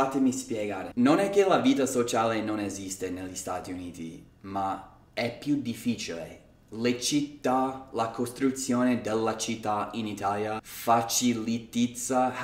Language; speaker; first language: Italian; non-native, fluent; English